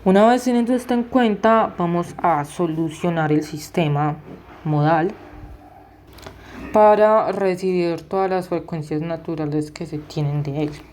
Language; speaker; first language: Spanish; native; Spanish